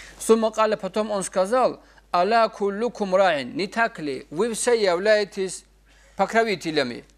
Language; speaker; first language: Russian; non-native, local second language; Avaric